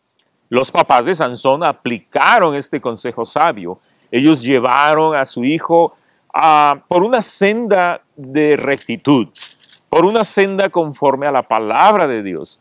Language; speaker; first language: Spanish; native; Spanish